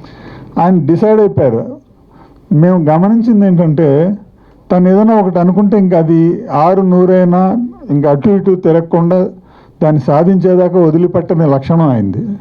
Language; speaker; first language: Telugu; native; Telugu